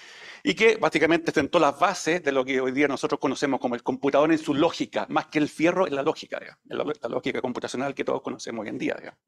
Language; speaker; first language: Spanish; native; Spanish